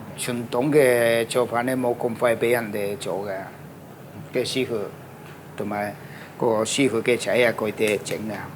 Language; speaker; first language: Cantonese; non-native, fluent; Japanese